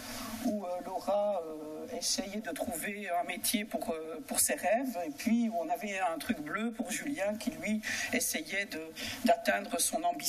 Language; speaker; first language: French; native; French